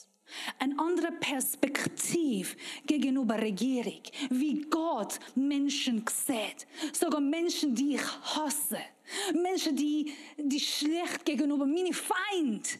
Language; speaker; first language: German; non-native, learner; Persian